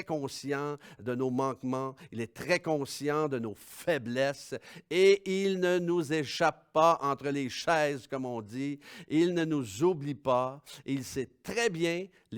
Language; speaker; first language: French; native; French